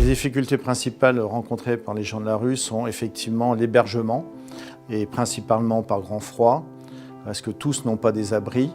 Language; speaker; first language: French; native; French